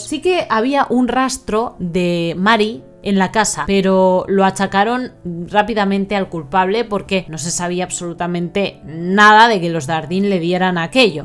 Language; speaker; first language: Spanish; native; Spanish